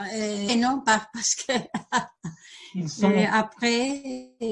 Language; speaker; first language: French; non-native, learner; Spanish